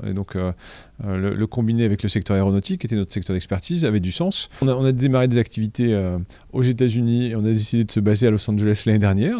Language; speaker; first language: French; native; French